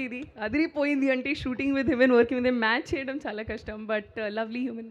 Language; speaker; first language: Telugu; non-native, learner; Hindi